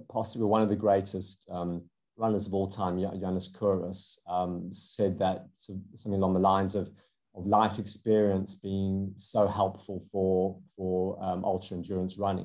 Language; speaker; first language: English; native; English